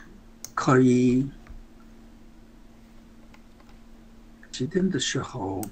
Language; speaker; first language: Chinese; non-native, learner; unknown